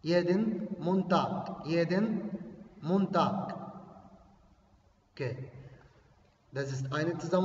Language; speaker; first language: German; non-native, fluent; Arabic